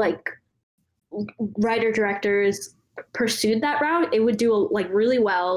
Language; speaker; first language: English; non-native, local second language; Malayalam